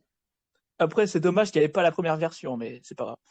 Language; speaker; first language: French; native; French